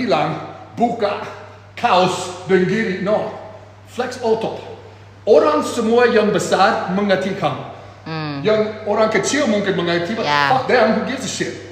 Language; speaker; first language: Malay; non-native, learner; English